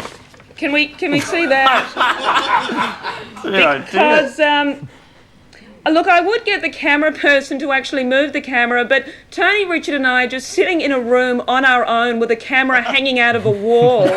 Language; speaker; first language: English; native; English